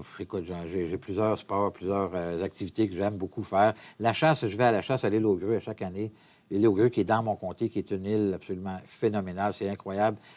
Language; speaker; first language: French; native; French